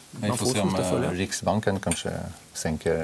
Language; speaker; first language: Swedish; non-native, fluent; French